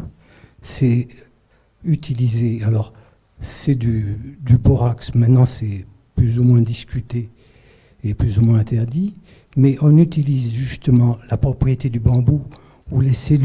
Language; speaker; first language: French; native; French